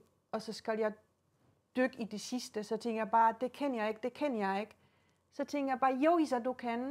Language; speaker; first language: Danish; non-native, fluent; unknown